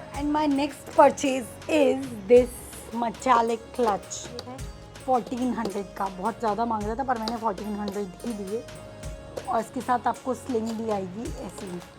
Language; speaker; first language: Hindi; native; Hindi